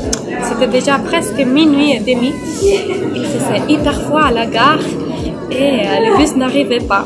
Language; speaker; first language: French; non-native, fluent; Spanish